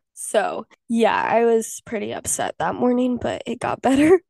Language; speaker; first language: English; native; English